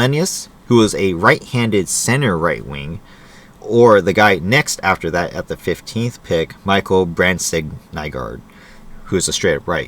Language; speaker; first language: English; native; English